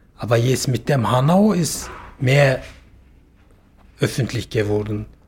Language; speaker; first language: German; non-native, learner; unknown